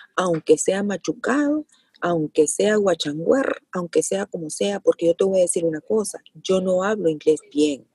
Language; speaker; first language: Spanish; native; Spanish